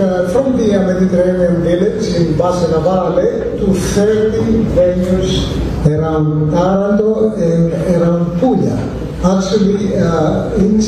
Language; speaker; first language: English; non-native, fluent; Greek